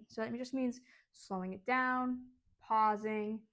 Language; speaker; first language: English; native; English